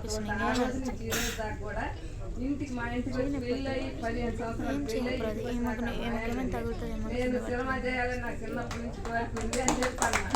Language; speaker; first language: Telugu; native; Telugu